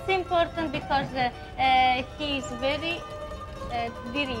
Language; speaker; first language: English; non-native, learner; Italian